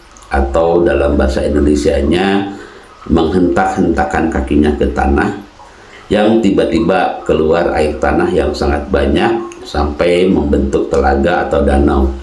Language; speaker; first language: Indonesian; non-native, local second language; Sundanese